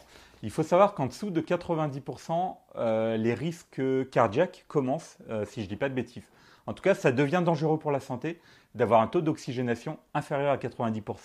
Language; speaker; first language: French; native; French